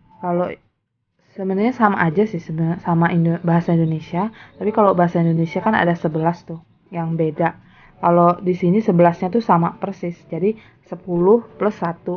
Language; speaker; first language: Indonesian; native; Indonesian